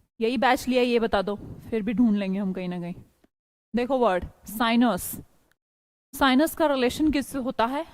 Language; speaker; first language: Hindi; native; Hindi